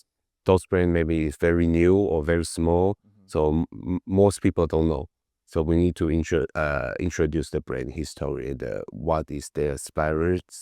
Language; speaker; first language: English; non-native, learner; Chinese